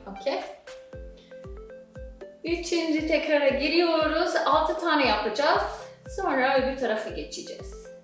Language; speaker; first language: Turkish; non-native, fluent; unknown